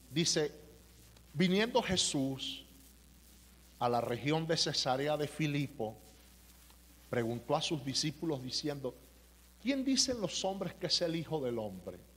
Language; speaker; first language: Spanish; native; Spanish